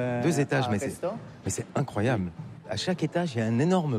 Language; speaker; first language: French; native; French